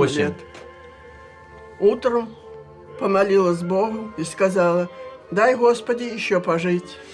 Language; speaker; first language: Russian; native; Russian